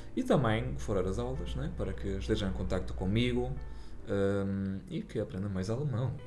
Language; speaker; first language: Portuguese; non-native, fluent; German